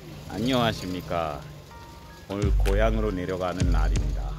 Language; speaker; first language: Korean; non-native, fluent; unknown